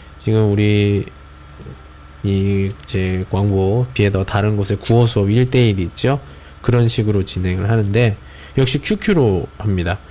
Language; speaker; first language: Korean; native; Korean